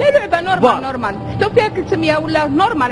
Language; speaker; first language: Arabic; native; Arabic